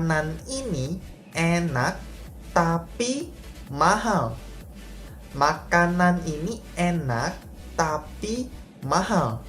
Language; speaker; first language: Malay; non-native, fluent; Korean